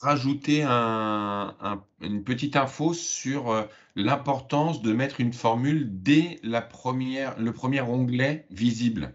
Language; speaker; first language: French; native; French